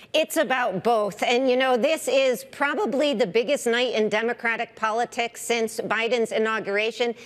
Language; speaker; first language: English; native; English